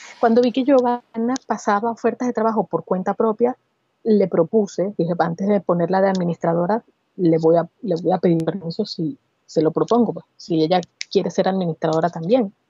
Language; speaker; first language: Spanish; native; Spanish